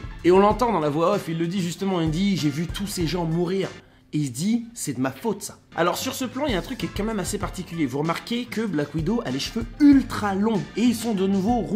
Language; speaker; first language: French; native; French